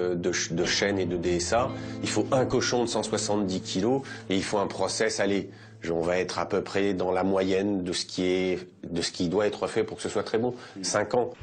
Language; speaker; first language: French; native; French